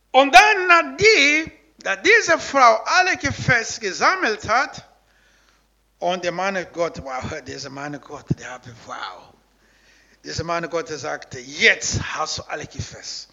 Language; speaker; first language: German; non-native, learner; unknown